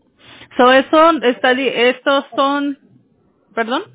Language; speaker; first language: Spanish; early bilingual, heritage; Spanish